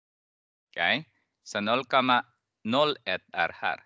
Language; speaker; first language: Swedish; non-native, fluent; Arabic